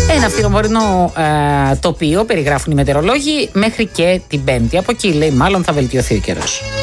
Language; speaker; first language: Greek; native; Greek